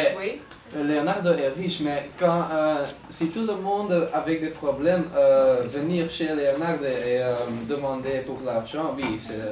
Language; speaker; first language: French; non-native, learner; Dutch